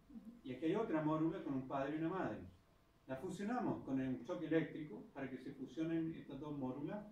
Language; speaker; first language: Spanish; native; Spanish